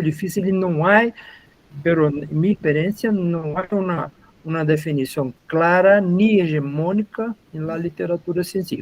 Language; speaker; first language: Spanish; non-native, learner; Portuguese